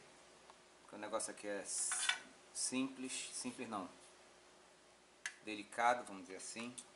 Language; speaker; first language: Portuguese; native; Portuguese